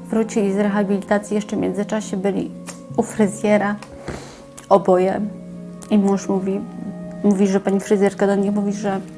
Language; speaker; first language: Polish; native; Polish